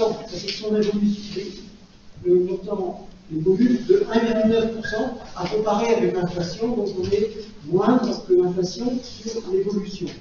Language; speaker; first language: French; native; French